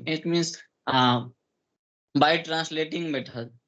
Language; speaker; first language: English; non-native, local second language; Hindi